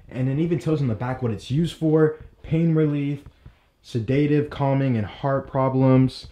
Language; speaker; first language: English; native; English